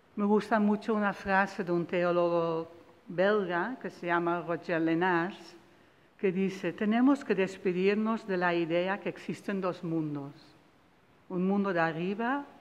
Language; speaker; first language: Spanish; non-native, fluent; Dutch